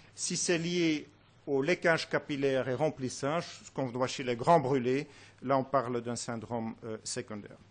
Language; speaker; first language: French; non-native, fluent; Dutch